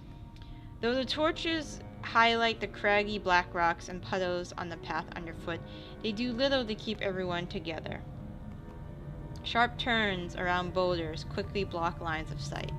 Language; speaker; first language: English; native; English